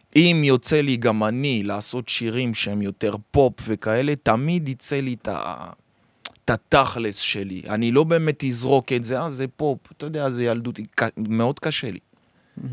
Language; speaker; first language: Hebrew; early bilingual, other home language; French